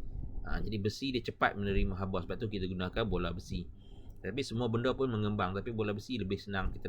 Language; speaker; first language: Malay; native; Malay